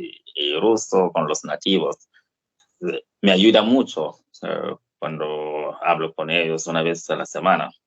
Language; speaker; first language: Spanish; non-native, fluent; English